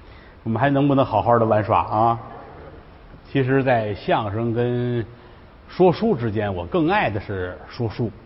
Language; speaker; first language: Chinese; native; Chinese